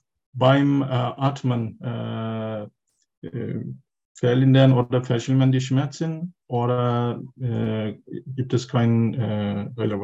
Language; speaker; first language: German; non-native, learner; Turkish